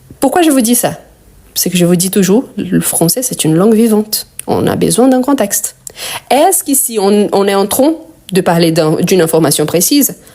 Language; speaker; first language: French; non-native, fluent; Portuguese